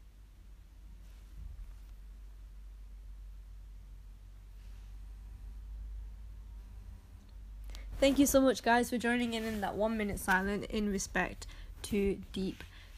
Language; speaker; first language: English; native; English